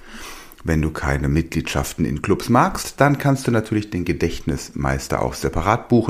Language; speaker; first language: German; native; German